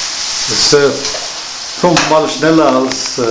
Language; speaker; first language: German; non-native, fluent; Hindi